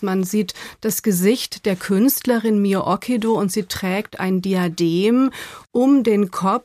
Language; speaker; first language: German; native; German